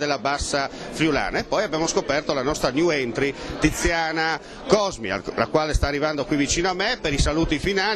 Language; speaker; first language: Italian; native; Italian